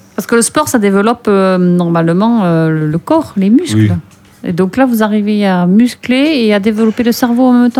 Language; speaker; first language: French; native; French